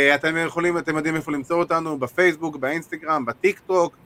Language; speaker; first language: Hebrew; native; Hebrew